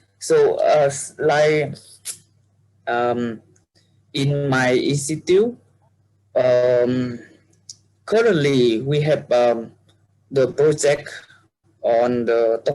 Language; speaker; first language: English; non-native, learner; Vietnamese